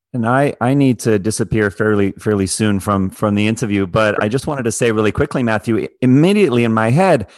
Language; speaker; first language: English; native; English